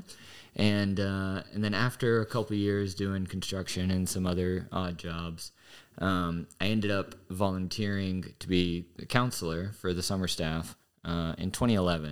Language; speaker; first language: English; native; English